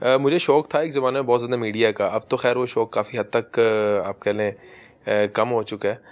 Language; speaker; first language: Urdu; early bilingual, heritage; Urdu